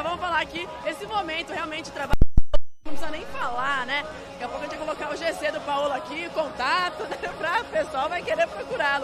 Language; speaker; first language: Portuguese; native; Portuguese